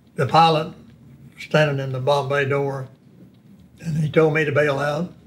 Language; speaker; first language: English; native; English